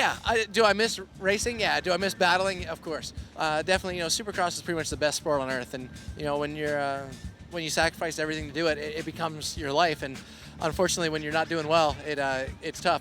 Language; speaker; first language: English; native; English